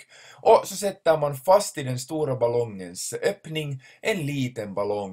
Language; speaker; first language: Swedish; native; Swedish